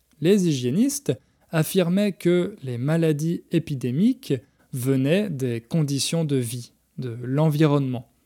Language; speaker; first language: French; native; French